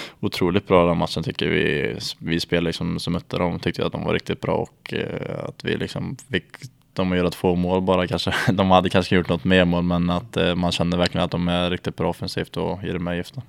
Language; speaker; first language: Swedish; native; Swedish